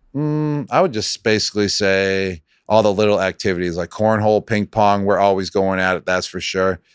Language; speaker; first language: English; native; English